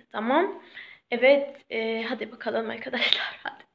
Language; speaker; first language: Turkish; non-native, learner; Arabic